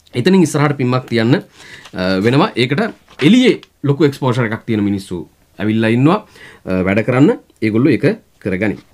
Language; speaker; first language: Sinhala; native; Sinhala